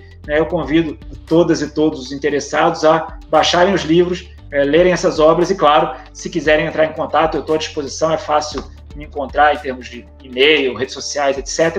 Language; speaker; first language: Portuguese; native; Portuguese